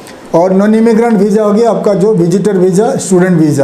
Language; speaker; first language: Hindi; non-native, local second language; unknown